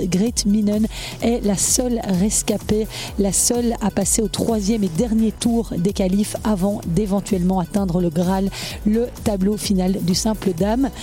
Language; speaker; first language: French; native; French